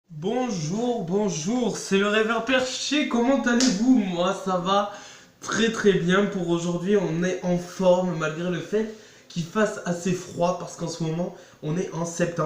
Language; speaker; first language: French; native; French